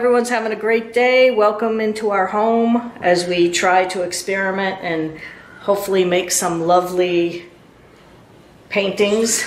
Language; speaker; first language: English; native; English